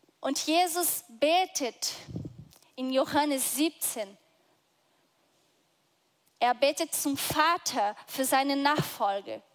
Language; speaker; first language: German; non-native, fluent; Portuguese